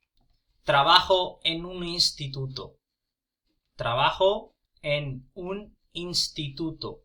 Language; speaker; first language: Spanish; non-native, fluent; Punjabi